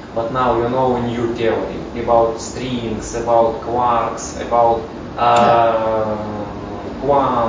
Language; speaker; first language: English; non-native, learner; Russian